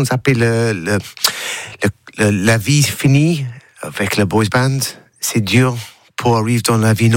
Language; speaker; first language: French; non-native, learner; English